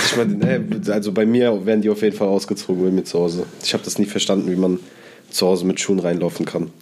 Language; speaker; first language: German; native; German